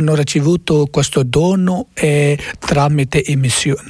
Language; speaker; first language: Italian; non-native, learner; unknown